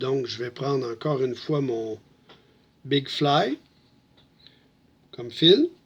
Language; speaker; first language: French; native; French